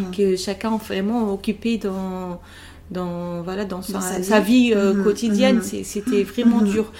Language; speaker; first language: French; non-native, local second language; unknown